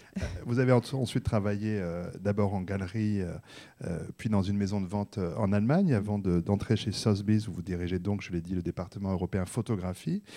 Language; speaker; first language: French; native; French